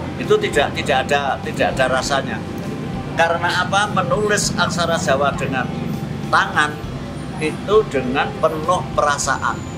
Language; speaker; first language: Indonesian; non-native, local second language; Javanese